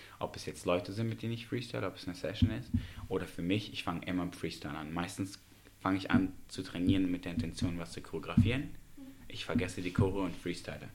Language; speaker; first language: German; early bilingual, other home language; Russian